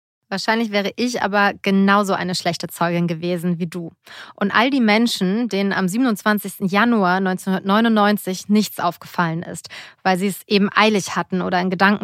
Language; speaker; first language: German; native; German